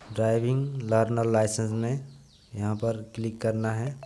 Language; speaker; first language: Hindi; non-native, local second language; Bangla